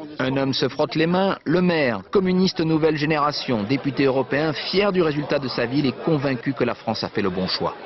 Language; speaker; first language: French; native; French